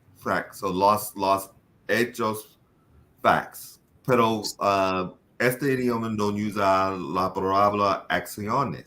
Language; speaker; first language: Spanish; non-native, learner; English